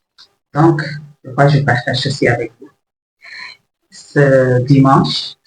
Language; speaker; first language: French; non-native, learner; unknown